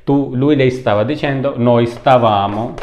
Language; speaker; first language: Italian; non-native, fluent; Urdu